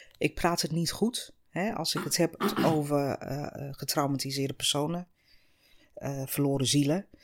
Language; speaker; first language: Dutch; non-native, fluent; English